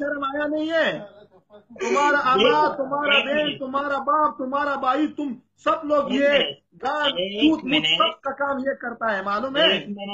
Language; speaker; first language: Hindi; non-native, learner; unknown